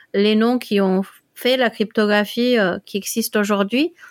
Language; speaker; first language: French; non-native, fluent; Dutch